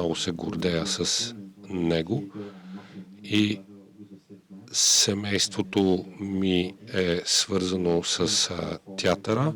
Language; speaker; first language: Bulgarian; native; Bulgarian